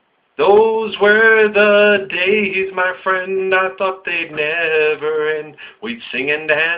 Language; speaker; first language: English; native; English